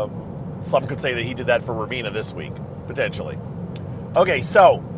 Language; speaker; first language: English; native; English